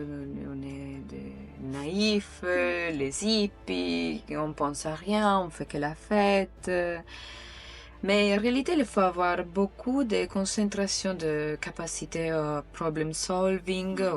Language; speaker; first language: French; non-native, fluent; Italian